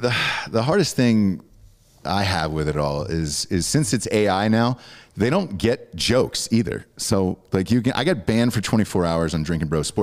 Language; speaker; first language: English; native; English